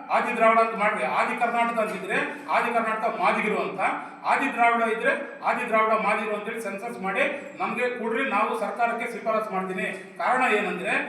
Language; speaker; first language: Kannada; native; Kannada